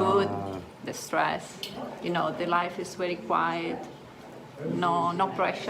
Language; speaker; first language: English; non-native, fluent; Italian